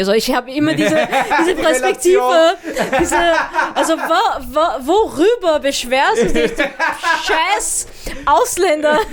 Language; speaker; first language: German; early bilingual, other home language; Arabic